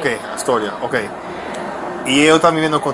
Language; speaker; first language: Spanish; early bilingual, heritage; Spanish